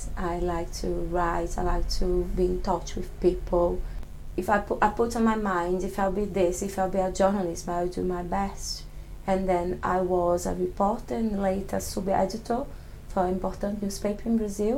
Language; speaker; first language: English; non-native, fluent; Portuguese